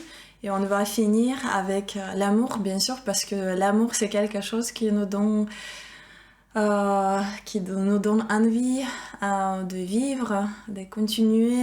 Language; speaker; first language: French; non-native, fluent; Ukrainian